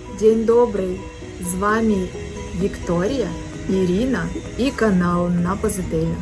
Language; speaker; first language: Ukrainian; non-native, local second language; Russian